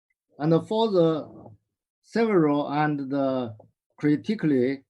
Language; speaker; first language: English; non-native, learner; Chinese